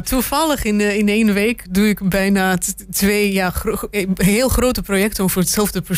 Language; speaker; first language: Dutch; non-native, fluent; Russian